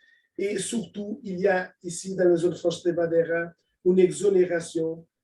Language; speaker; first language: French; non-native, fluent; Portuguese